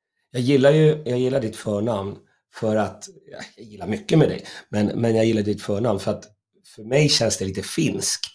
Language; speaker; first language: Swedish; native; Swedish